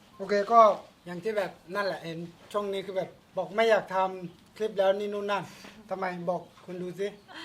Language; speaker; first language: Thai; native; Thai